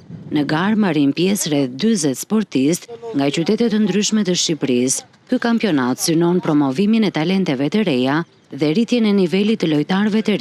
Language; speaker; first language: Albanian; native; Albanian